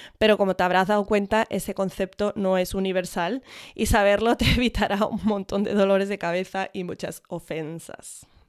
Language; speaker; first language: Spanish; early bilingual, other home language; English